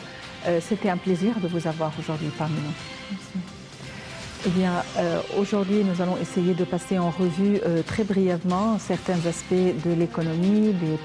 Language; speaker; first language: French; non-native, fluent; Arabic